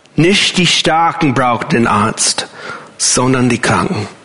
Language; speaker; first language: German; non-native, fluent; English